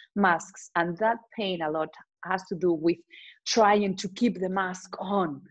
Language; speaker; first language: English; non-native, fluent; Spanish